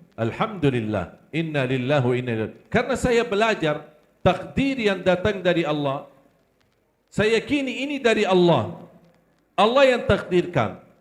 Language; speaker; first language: Malay; non-native, fluent; Arabic